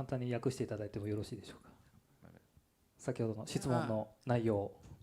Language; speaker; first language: Japanese; native; Japanese